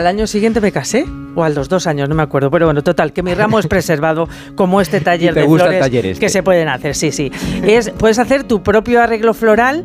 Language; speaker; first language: Spanish; native; Spanish